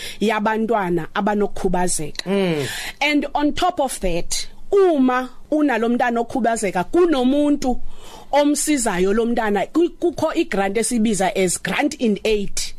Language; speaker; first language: Zulu; non-native, local second language; Xhosa